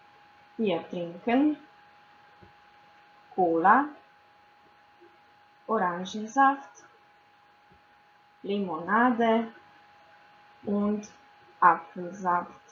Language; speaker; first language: German; non-native, fluent; Croatian